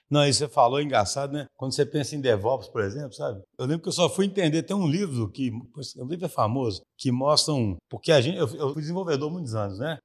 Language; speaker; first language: Portuguese; native; Portuguese